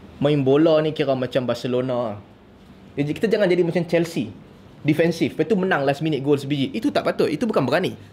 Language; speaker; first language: Malay; native; Malay